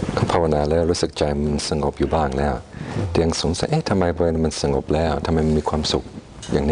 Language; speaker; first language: Thai; non-native, fluent; English